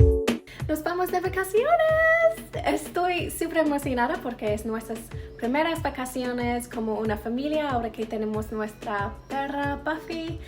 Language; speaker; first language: Spanish; non-native, learner; English